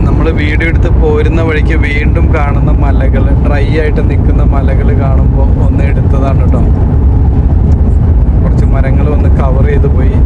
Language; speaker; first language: Malayalam; native; Malayalam